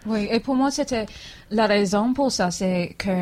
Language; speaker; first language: French; non-native, fluent; English